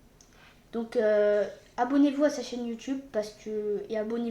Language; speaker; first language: French; native; French